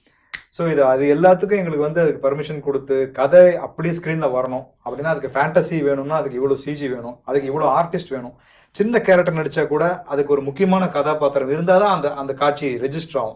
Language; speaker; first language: Tamil; native; Tamil